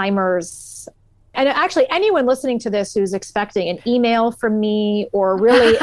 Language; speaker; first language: English; native; English